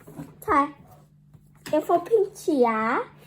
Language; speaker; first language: Portuguese; early bilingual, heritage; Portuguese